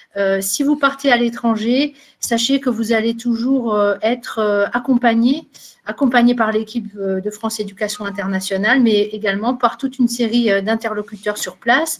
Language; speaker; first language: French; native; French